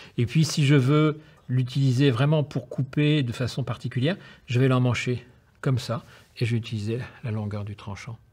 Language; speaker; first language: French; native; French